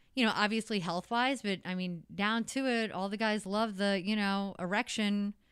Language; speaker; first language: English; native; English